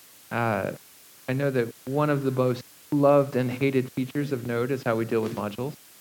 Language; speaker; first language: English; native; English